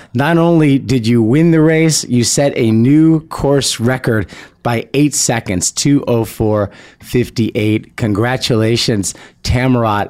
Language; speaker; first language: English; native; English